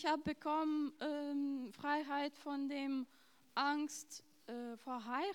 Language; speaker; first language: German; non-native, fluent; Lithuanian